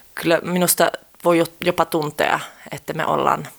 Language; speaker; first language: Finnish; early bilingual, heritage; Finnish